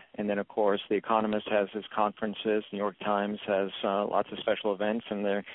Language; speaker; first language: English; native; English